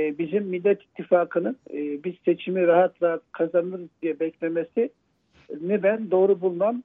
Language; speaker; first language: Turkish; native; Turkish